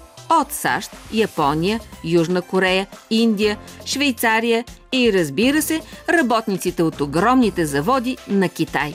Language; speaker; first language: Bulgarian; native; Bulgarian